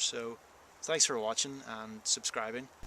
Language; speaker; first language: English; native; English